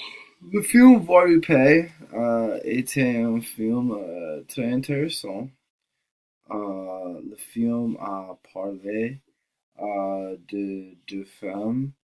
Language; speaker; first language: French; non-native, learner; English